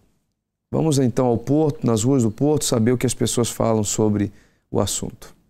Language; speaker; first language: Portuguese; native; Portuguese